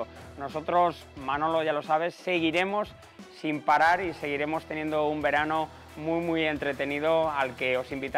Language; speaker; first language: Spanish; native; Spanish